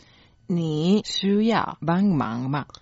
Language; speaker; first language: Chinese; non-native, learner; Croatian